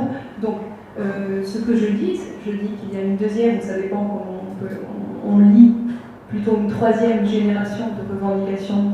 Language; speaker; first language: French; non-native, local second language; Arabic